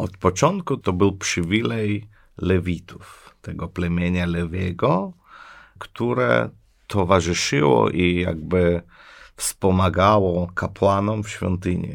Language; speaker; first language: Polish; non-native, fluent; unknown